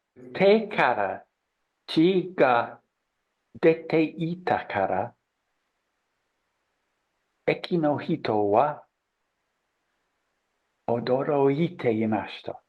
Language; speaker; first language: Japanese; non-native, learner; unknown